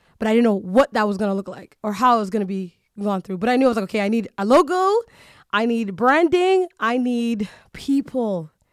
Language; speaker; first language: English; early bilingual, other home language; Somali